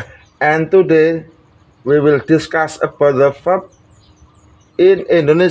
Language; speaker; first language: English; non-native, learner; Indonesian